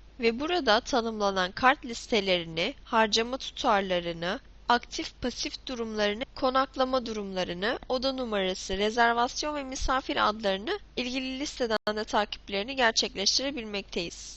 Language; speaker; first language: Turkish; native; Turkish